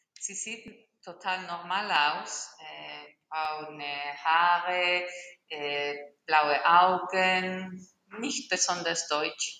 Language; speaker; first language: German; non-native, fluent; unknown